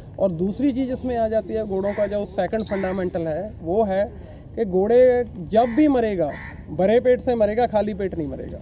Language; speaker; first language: Hindi; non-native, local second language; Punjabi